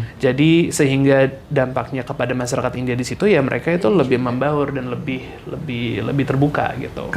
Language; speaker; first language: Indonesian; native; Indonesian